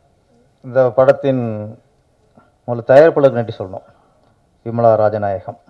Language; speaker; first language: Tamil; native; Tamil